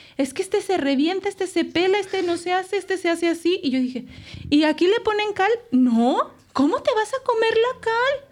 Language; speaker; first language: Spanish; native; Spanish